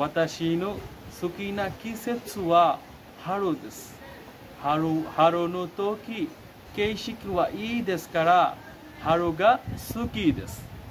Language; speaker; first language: Japanese; non-native, learner; Bangla